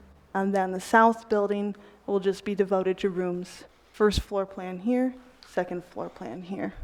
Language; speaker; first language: English; native; English